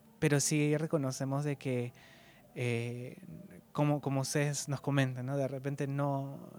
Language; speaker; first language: Spanish; native; Spanish